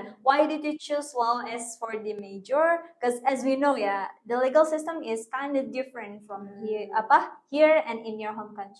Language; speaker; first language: English; non-native, fluent; Indonesian